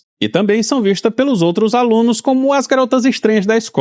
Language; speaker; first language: Portuguese; native; Portuguese